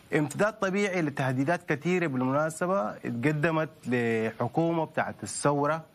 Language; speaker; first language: Arabic; native; Arabic